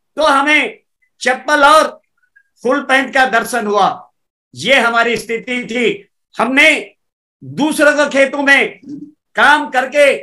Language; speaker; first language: Hindi; native; Hindi